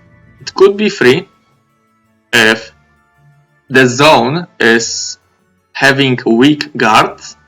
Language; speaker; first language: English; non-native, fluent; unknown